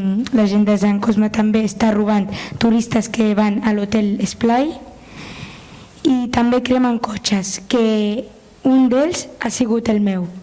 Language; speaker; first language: Catalan; non-native, local second language; Spanish